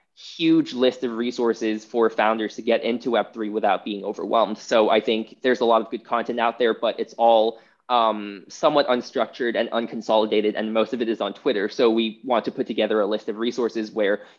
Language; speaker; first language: English; non-native, fluent; Chinese